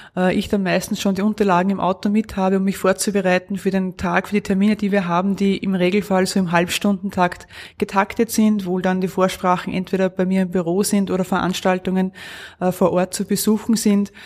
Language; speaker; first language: German; native; German